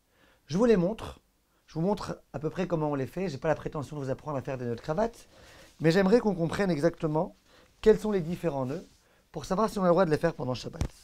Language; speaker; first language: French; native; French